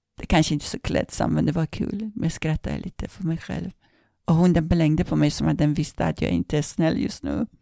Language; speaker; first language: Swedish; non-native, fluent; Persian